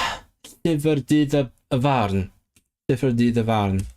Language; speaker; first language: Welsh; non-native, learner; Cantonese